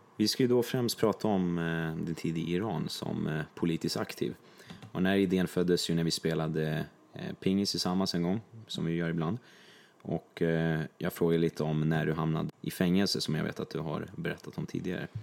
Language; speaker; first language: Swedish; early bilingual, other home language; Persian